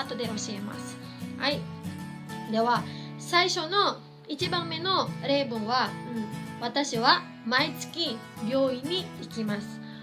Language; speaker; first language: Japanese; non-native, fluent; Cebuano